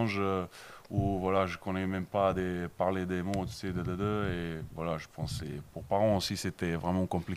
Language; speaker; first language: French; non-native, learner; Bosnian